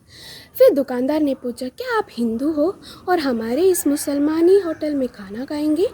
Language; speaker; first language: Hindi; non-native, local second language; Malayalam